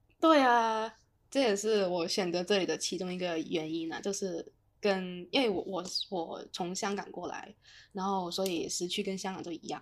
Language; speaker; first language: Chinese; non-native, local second language; Cantonese